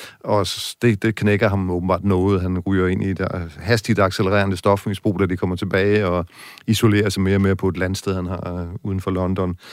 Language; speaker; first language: Danish; native; Danish